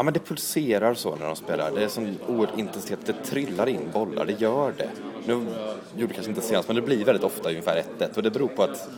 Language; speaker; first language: Swedish; native; Swedish